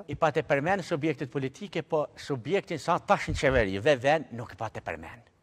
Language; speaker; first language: Albanian; native; Albanian